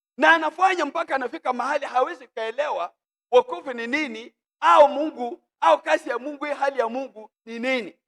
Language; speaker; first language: Swahili; non-native, local second language; Luo (Kenya and Tanzania)